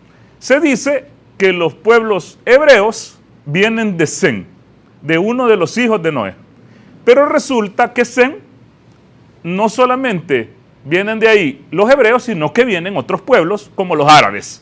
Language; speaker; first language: Spanish; native; Spanish